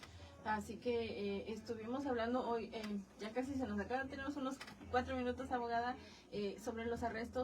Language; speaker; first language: Spanish; native; Spanish